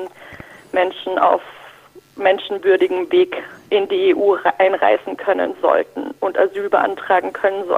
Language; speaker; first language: German; early bilingual, other home language; Turkish